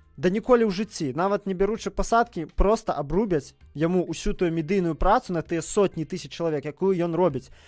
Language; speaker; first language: Belarusian; native; Belarusian